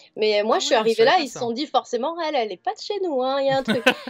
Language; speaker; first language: French; native; French